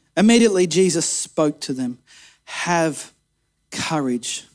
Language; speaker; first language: English; native; English